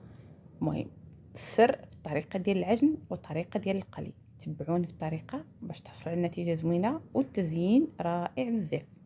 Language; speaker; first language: Arabic; native; Arabic